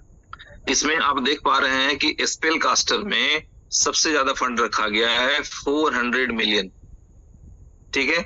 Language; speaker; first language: Hindi; native; Hindi